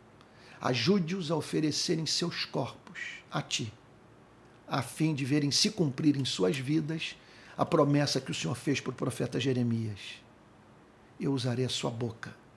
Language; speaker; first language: Portuguese; native; Portuguese